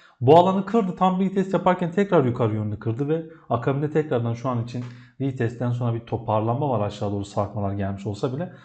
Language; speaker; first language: Turkish; native; Turkish